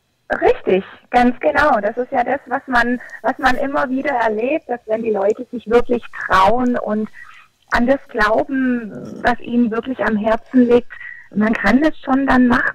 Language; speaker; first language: German; native; German